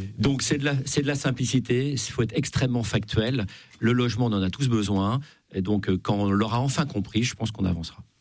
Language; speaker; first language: French; native; French